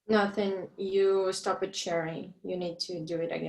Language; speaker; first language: English; non-native, fluent; Portuguese